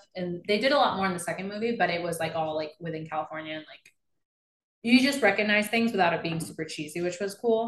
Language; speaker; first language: English; native; English